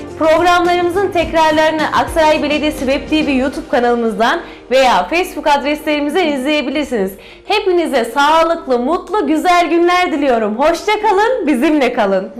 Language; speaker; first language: Turkish; native; Turkish